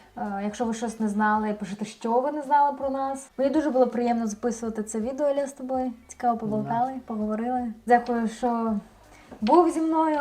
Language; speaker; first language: Ukrainian; native; Ukrainian